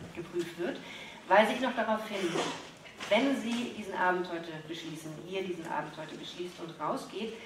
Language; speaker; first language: German; native; German